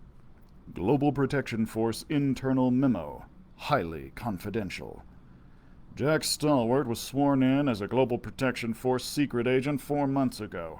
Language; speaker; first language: English; native; English